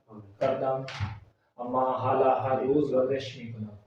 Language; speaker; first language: Persian; non-native, learner; Urdu